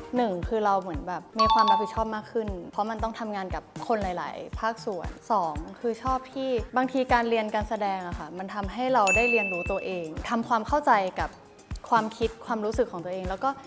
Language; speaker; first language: Thai; native; Thai